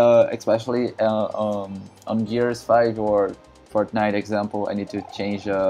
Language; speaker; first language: English; non-native, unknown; Portuguese